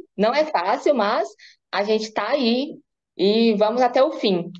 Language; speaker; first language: Portuguese; native; Portuguese